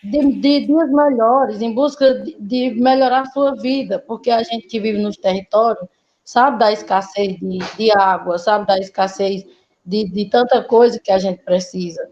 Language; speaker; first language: Portuguese; native; Portuguese